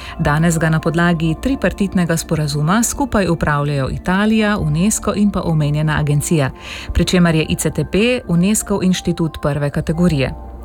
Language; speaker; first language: Slovenian; native; Slovenian